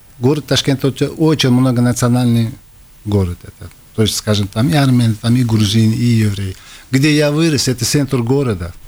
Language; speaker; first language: Russian; non-native, local second language; Uzbek